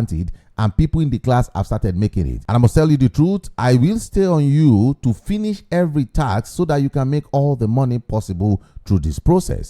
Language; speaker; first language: English; non-native, local second language; Yoruba